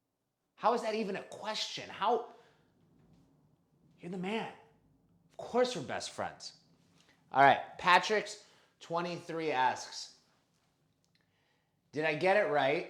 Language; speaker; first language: English; native; English